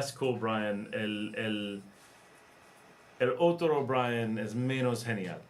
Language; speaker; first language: Spanish; non-native, learner; English